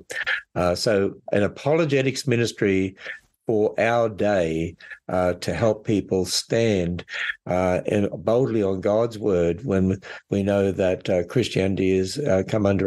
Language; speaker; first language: English; native; English